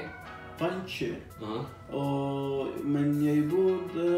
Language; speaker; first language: Norwegian; non-native, learner; Persian